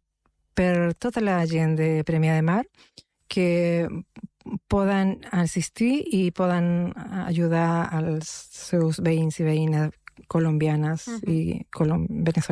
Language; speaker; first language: Catalan; non-native, fluent; Spanish